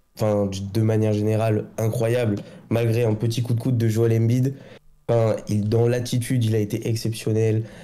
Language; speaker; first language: French; native; French